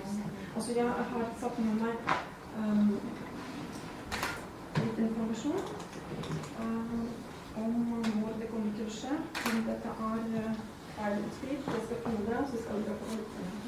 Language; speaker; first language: Norwegian; non-native, fluent; Ukrainian